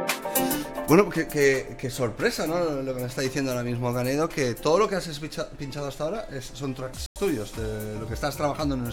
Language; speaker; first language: Spanish; native; Spanish